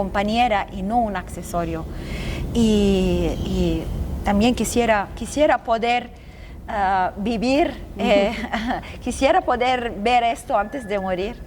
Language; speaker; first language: Spanish; non-native, fluent; Arabic